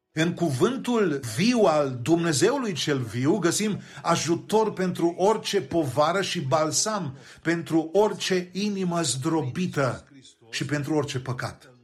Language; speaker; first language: Romanian; native; Romanian